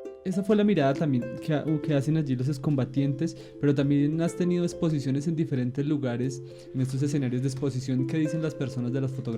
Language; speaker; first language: Spanish; native; Spanish